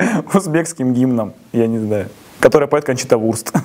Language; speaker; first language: Russian; native; Russian